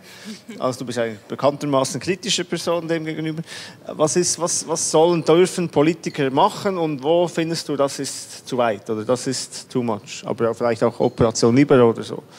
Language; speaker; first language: German; native; German